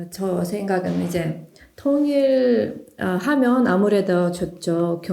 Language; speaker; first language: Korean; non-native, fluent; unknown